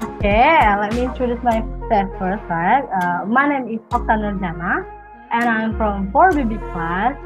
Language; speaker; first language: English; non-native, learner; Indonesian